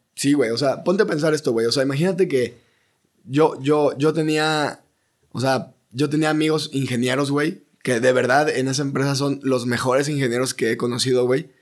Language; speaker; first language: Spanish; native; Spanish